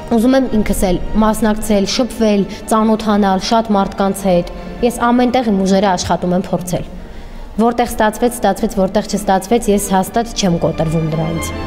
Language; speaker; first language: Armenian; native; Armenian